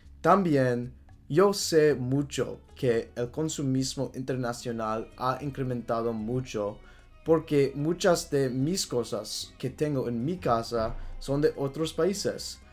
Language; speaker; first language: Spanish; non-native, learner; English